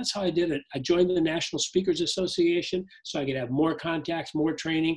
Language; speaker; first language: English; native; English